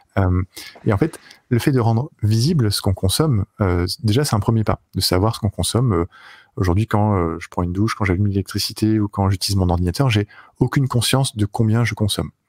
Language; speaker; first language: French; native; French